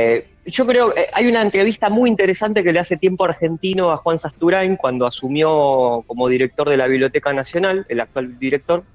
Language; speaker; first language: Spanish; native; Spanish